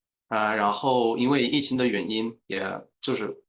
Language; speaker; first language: Chinese; non-native, fluent; Spanish